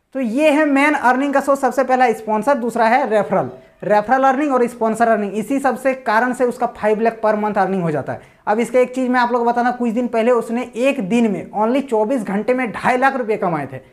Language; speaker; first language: Hindi; native; Hindi